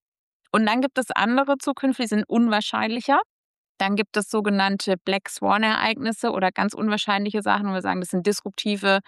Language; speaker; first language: German; native; German